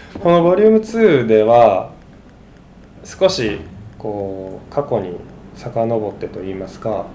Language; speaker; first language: Japanese; native; Japanese